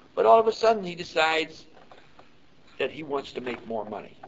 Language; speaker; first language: English; early bilingual, other home language; Yiddish